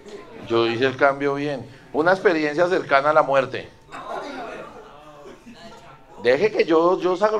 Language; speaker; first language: Spanish; native; Spanish